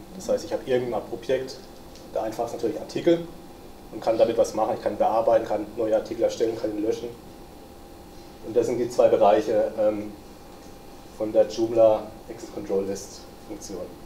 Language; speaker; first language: German; native; German